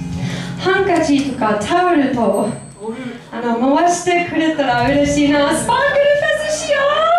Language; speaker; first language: Japanese; non-native, fluent; English